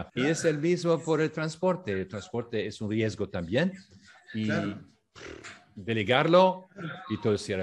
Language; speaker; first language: Spanish; non-native, fluent; French